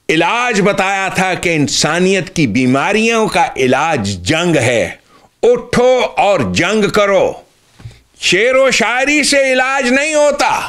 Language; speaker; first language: Urdu; native; Urdu